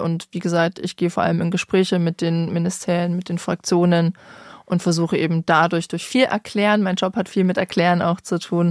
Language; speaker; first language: German; native; German